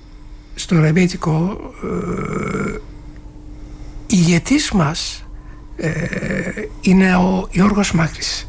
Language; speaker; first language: Greek; non-native, fluent; Turkish